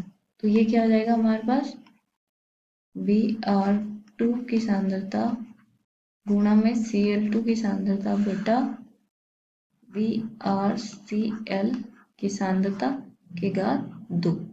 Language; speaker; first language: Hindi; native; Hindi